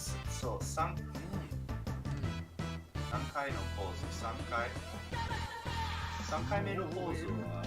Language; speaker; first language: Japanese; non-native, learner; English